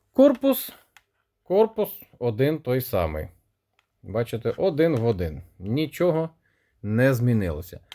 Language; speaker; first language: Ukrainian; non-native, local second language; Russian